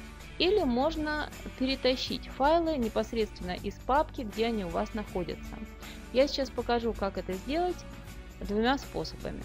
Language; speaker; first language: Russian; native; Russian